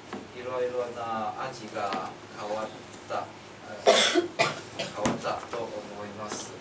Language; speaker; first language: Japanese; non-native, learner; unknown